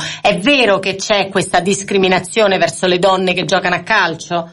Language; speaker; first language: Italian; native; Italian